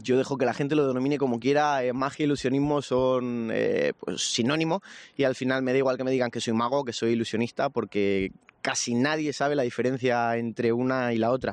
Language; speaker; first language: Spanish; native; Spanish